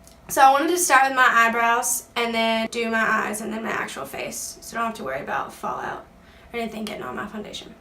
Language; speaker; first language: English; native; English